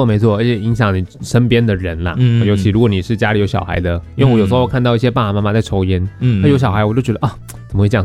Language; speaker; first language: Chinese; native; Chinese